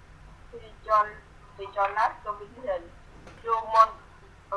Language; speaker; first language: English; non-native, learner; Vietnamese